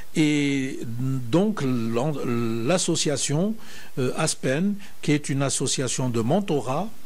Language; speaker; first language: French; non-native, local second language; Arabic